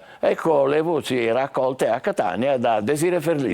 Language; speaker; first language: Italian; native; Italian